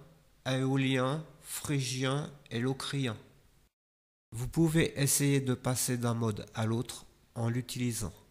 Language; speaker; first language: French; native; French